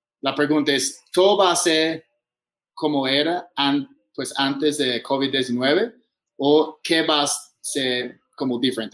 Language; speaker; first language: Spanish; non-native, fluent; English